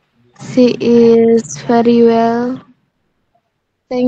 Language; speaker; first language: English; non-native, learner; Indonesian